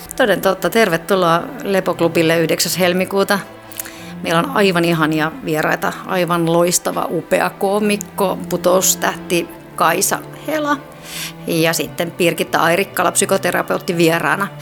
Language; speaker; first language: Finnish; native; Finnish